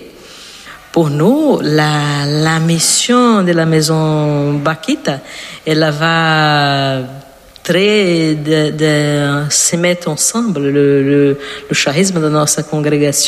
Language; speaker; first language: French; non-native, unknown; Portuguese